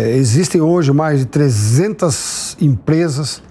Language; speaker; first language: Portuguese; native; Portuguese